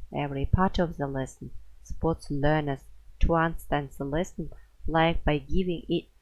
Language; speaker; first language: English; non-native, fluent; Kazakh